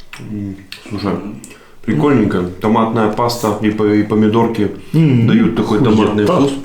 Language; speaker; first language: Russian; native; Russian